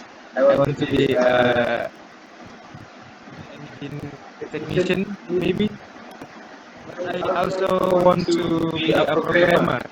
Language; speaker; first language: English; non-native, learner; Indonesian